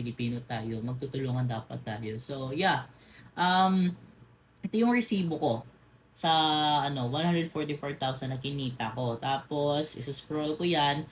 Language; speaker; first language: Filipino; non-native, local second language; Cebuano